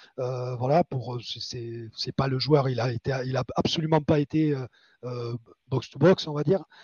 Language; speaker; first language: French; native; French